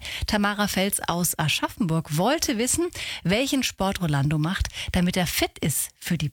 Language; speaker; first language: German; native; German